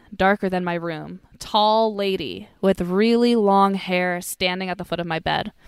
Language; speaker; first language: English; native; English